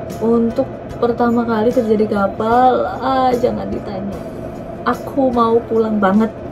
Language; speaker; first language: Indonesian; native; Indonesian